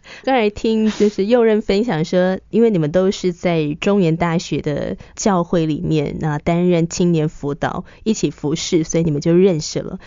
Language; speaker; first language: Chinese; native; Chinese